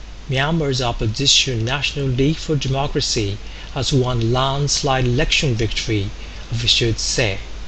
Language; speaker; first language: English; non-native, fluent; Japanese